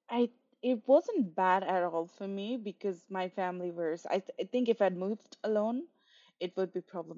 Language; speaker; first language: English; non-native, local second language; Nepali